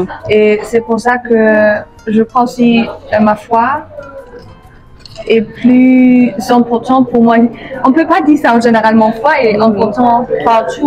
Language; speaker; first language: French; non-native, fluent; German